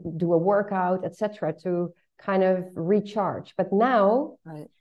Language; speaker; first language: English; non-native, fluent; Dutch